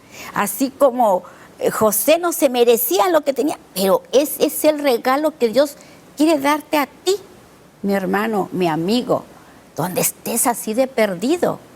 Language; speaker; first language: Spanish; native; Spanish